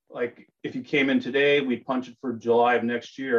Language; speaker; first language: English; native; English